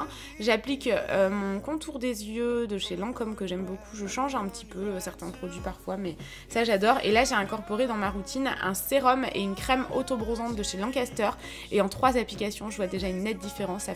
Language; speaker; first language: French; native; French